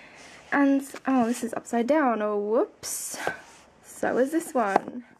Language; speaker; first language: English; native; English